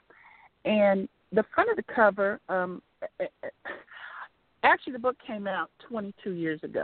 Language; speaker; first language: English; native; English